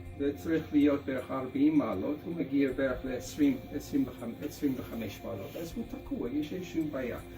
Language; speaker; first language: Hebrew; non-native, fluent; English